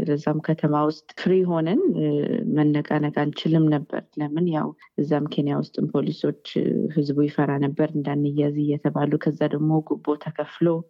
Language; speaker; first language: Amharic; early bilingual, heritage; Amharic